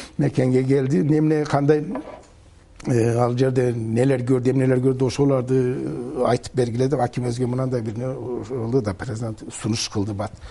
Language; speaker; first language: Kyrgyz; early bilingual, heritage; Kyrgyz